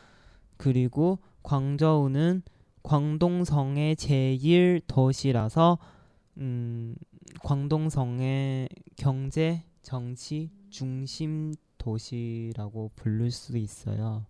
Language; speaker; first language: Korean; non-native, learner; Chinese